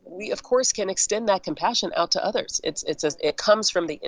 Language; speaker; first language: English; native; English